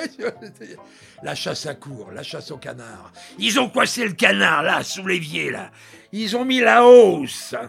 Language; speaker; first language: French; native; French